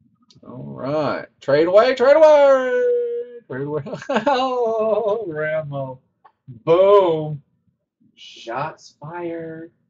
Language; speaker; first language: English; native; English